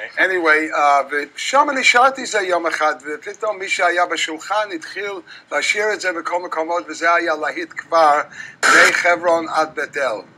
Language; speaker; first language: Hebrew; non-native, fluent; English